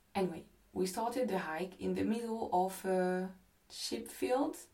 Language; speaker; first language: English; non-native, fluent; French